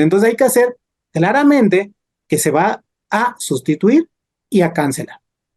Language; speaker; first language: Spanish; native; Spanish